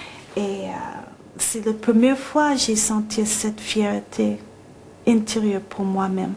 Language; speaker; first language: French; non-native, learner; English